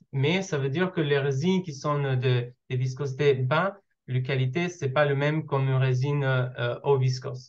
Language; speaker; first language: French; non-native, learner; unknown